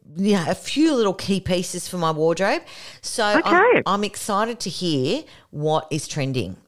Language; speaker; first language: English; native; English